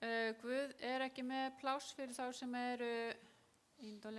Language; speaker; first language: Icelandic; non-native, fluent; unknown